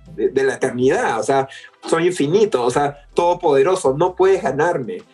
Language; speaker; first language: Spanish; early bilingual, other home language; English